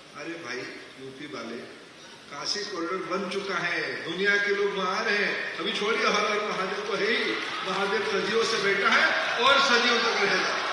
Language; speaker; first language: Hindi; non-native, local second language; Odia